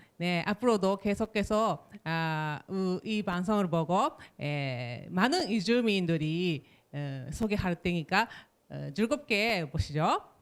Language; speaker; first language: Korean; non-native, fluent; Japanese